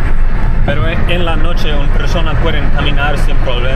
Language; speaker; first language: Spanish; non-native, learner; English